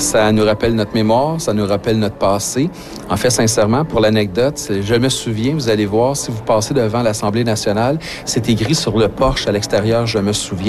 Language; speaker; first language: French; native; French